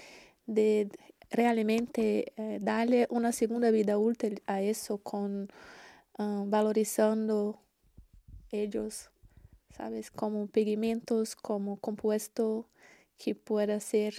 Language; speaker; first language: Spanish; non-native, learner; Portuguese